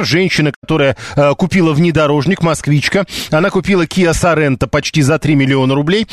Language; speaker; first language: Russian; native; Russian